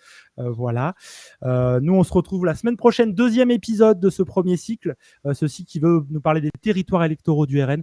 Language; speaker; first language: French; native; French